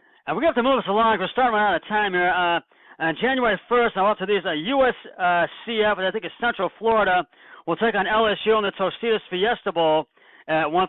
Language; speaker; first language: English; native; English